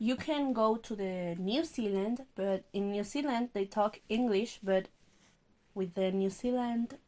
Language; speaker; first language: English; non-native, learner; Spanish